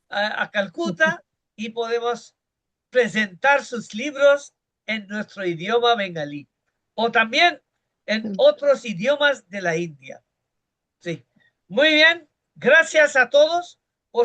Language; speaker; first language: Spanish; non-native, fluent; Bangla